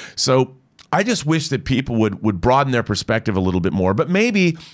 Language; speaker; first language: English; native; English